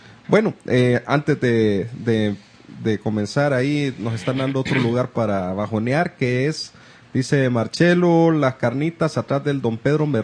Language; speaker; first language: Spanish; native; Spanish